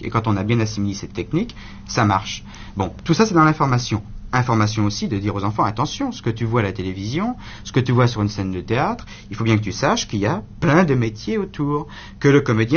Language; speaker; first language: French; native; French